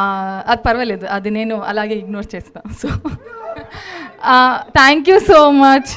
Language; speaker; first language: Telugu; non-native, local second language; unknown